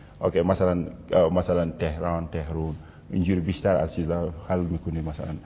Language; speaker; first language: Persian; non-native, fluent; Wolof